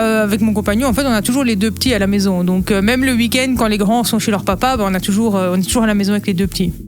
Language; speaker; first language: French; native; French